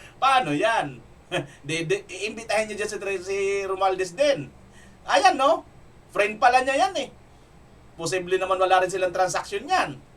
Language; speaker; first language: Filipino; non-native, local second language; Cebuano